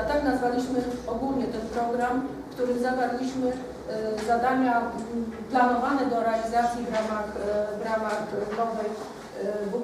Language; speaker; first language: Polish; native; Polish